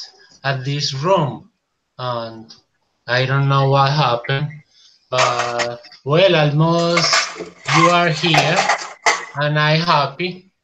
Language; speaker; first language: English; non-native, learner; Spanish